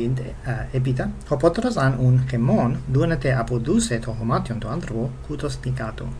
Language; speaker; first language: Greek; non-native, fluent; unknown